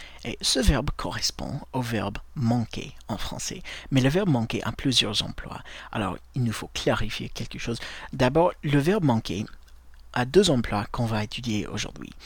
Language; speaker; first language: French; non-native, fluent; English